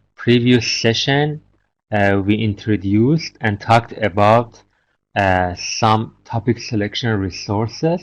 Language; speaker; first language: English; non-native, fluent; Persian